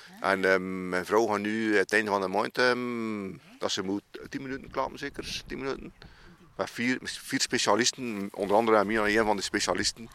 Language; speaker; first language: Dutch; native; Dutch